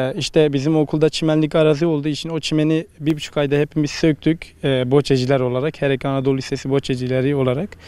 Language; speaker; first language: Turkish; native; Turkish